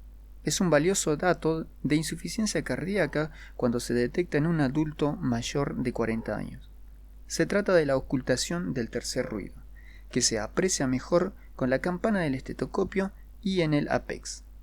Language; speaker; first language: Spanish; native; Spanish